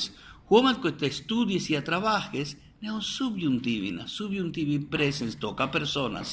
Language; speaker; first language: Finnish; non-native, fluent; Spanish